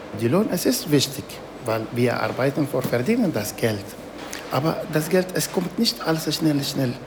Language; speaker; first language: German; non-native, learner; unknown